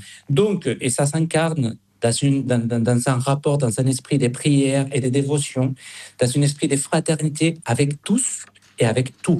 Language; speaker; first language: French; non-native, fluent; Spanish